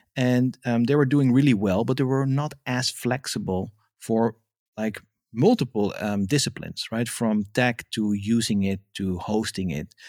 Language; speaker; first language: English; non-native, fluent; Dutch